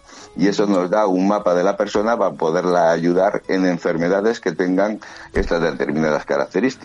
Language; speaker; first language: Spanish; native; Spanish